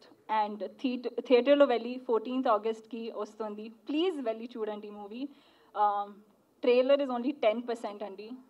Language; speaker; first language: Telugu; non-native, learner; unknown